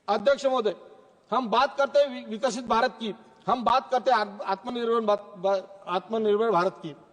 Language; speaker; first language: Hindi; non-native, local second language; Marathi